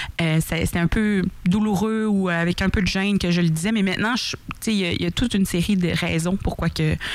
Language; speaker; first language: French; native; French